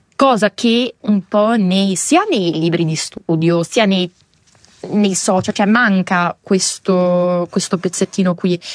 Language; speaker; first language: Italian; native; Italian